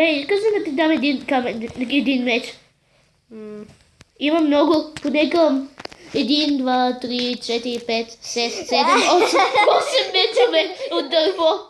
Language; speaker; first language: Bulgarian; native; Bulgarian